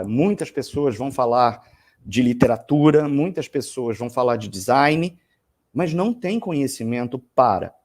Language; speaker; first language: Portuguese; native; Portuguese